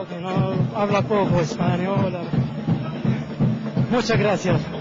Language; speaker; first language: Spanish; non-native, learner; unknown